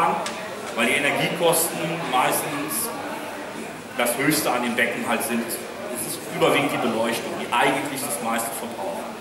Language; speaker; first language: German; native; German